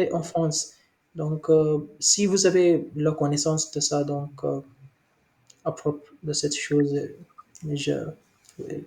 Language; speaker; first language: French; non-native, learner; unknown